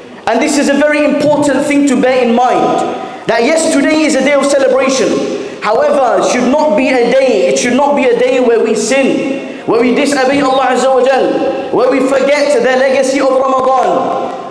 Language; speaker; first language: English; native; English